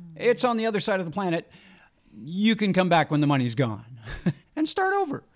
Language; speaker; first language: English; native; English